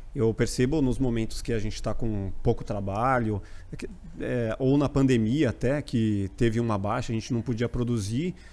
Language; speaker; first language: Portuguese; native; Portuguese